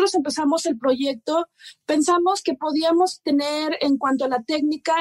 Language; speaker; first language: Spanish; native; Spanish